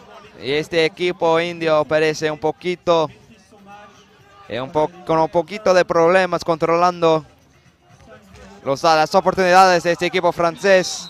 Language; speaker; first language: Spanish; non-native, fluent; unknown